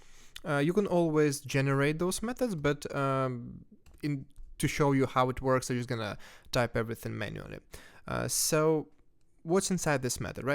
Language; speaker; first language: English; non-native, fluent; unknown